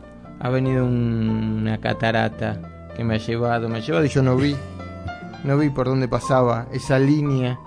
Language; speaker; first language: Spanish; native; Spanish